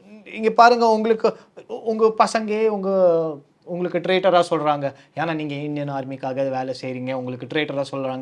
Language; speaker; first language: Tamil; non-native, learner; Kashmiri